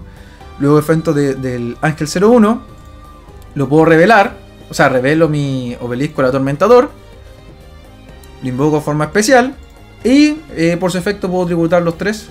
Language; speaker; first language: Spanish; native; Spanish